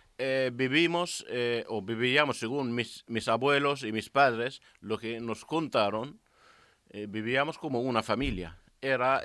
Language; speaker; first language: Spanish; non-native, learner; Arabic